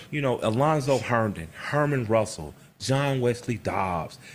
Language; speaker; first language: English; native; English